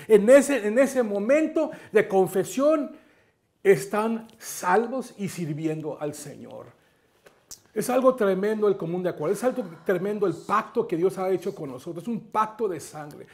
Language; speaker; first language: Spanish; native; Spanish